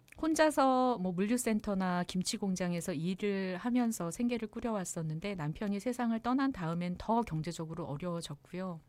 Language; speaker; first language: Korean; native; Korean